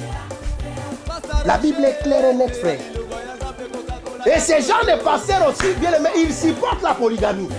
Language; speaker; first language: French; non-native, local second language; Lingala